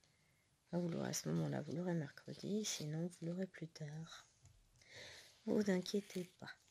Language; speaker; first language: French; native; French